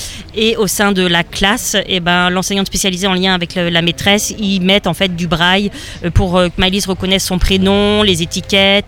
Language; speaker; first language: French; native; French